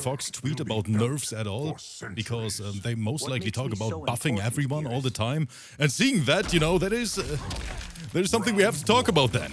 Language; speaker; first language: English; native; English